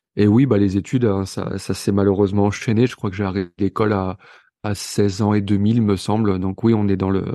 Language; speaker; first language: French; native; French